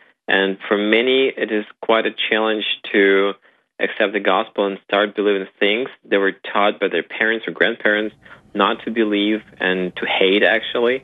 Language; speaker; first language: English; non-native, fluent; Ukrainian